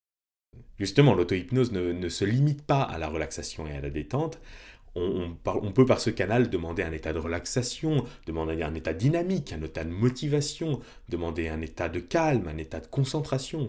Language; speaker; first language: French; native; French